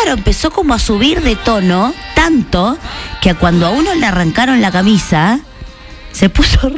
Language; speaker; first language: Spanish; native; Spanish